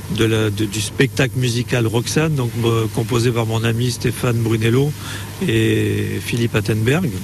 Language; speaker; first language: French; native; French